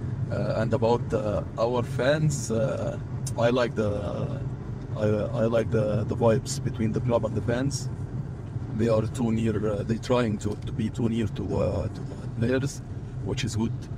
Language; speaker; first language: English; non-native, fluent; Arabic